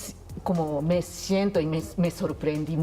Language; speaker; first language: Spanish; non-native, learner; Japanese